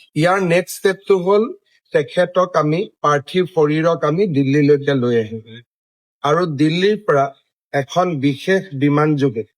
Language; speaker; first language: Assamese; native; Assamese